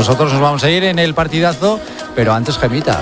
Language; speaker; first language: Spanish; native; Spanish